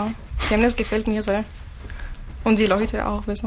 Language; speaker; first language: German; non-native, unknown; Arabic